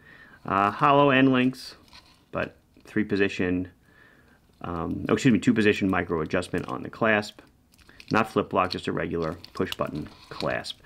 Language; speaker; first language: English; native; English